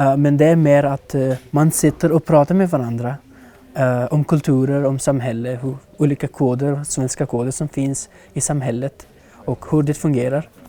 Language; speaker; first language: Swedish; non-native, fluent; Arabic